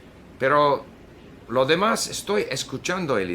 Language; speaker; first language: Spanish; non-native, fluent; Swedish